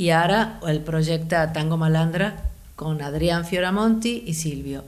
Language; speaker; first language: Catalan; non-native, learner; Spanish